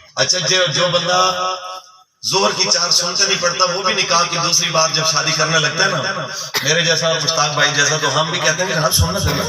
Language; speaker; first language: Urdu; non-native, local second language; Punjabi